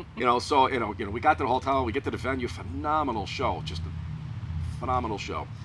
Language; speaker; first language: English; native; English